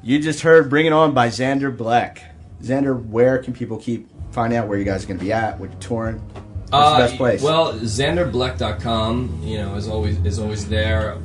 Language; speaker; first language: English; native; English